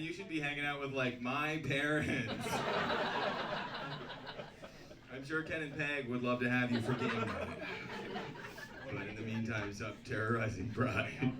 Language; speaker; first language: English; native; English